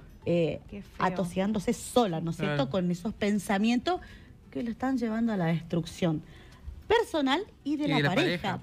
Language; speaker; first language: Spanish; native; Spanish